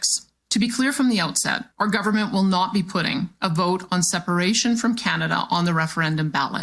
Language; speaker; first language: English; native; English